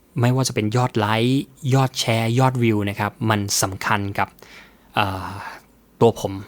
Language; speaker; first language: Thai; native; Thai